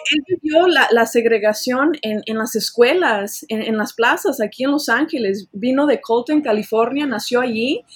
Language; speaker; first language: Spanish; early bilingual, heritage; Spanish